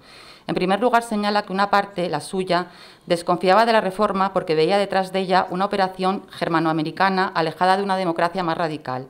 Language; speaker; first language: Spanish; native; Spanish